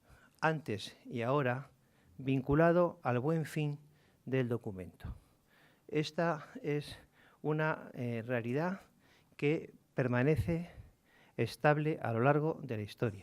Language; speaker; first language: Spanish; native; Spanish